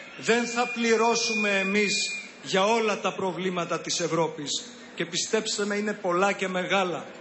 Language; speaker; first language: Greek; early bilingual, heritage; Greek